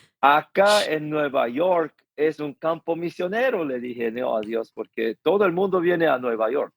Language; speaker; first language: Spanish; non-native, fluent; Korean